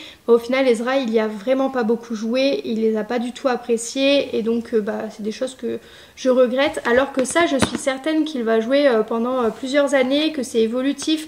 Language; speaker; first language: French; native; French